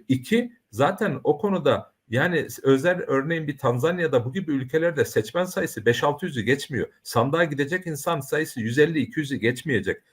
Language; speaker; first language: Turkish; early bilingual, heritage; Turkish